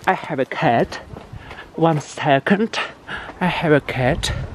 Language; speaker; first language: English; non-native, learner; Russian